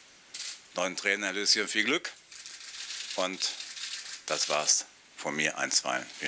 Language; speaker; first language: German; native; German